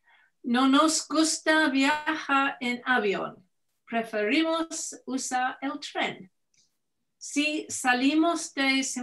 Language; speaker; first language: Spanish; non-native, learner; English